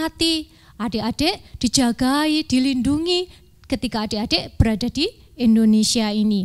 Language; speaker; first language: Indonesian; native; Indonesian